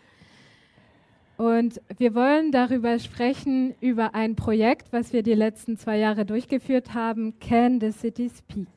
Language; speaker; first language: German; native; German